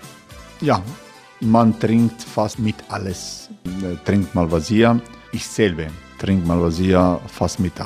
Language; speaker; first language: German; non-native, learner; Croatian